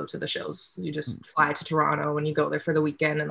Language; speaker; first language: English; native; English